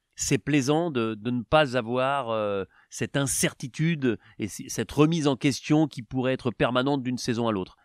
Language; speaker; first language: French; native; French